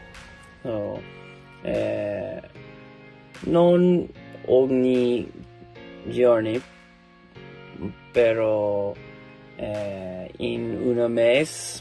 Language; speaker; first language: Italian; non-native, learner; English